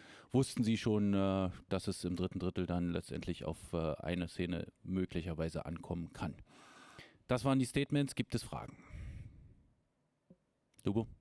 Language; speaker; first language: German; native; German